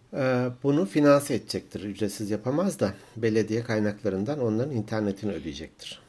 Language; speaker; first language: Turkish; native; Turkish